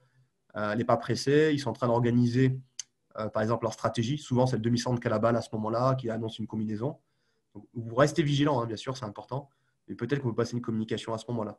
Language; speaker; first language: French; native; French